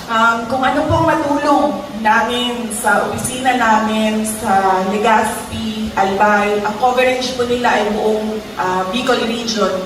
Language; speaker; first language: Filipino; non-native, local second language; Cebuano